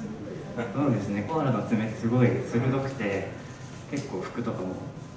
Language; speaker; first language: Japanese; native; Japanese